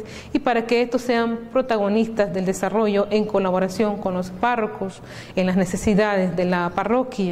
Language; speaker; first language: Spanish; native; Spanish